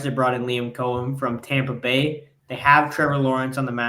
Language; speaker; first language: English; native; English